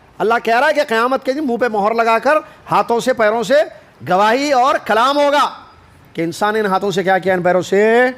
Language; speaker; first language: Urdu; native; Urdu